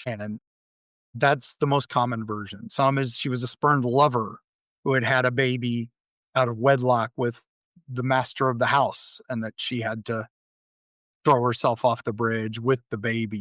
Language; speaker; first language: English; native; English